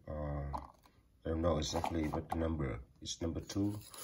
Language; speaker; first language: English; non-native, learner; Vietnamese